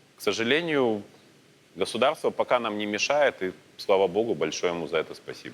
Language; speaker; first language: Russian; native; Russian